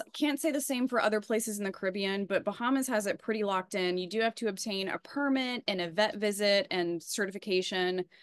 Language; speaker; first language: English; native; English